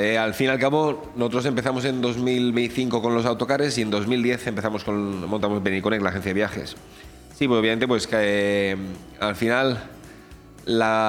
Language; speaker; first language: Spanish; native; Spanish